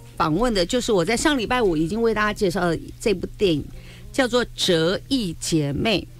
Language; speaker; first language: Chinese; native; Chinese